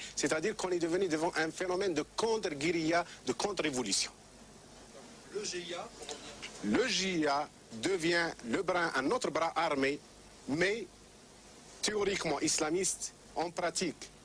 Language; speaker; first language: French; non-native, local second language; Arabic